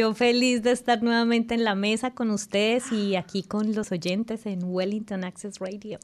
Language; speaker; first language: Spanish; native; Spanish